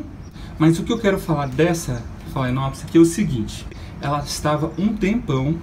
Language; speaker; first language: Portuguese; native; Portuguese